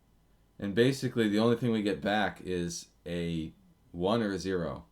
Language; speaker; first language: English; native; English